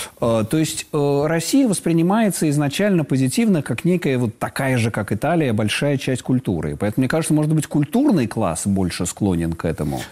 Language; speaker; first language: Russian; native; Russian